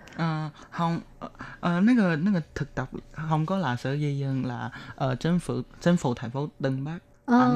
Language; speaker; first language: Vietnamese; early bilingual, heritage; Chinese